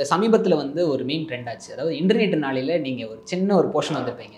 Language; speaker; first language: Tamil; native; Tamil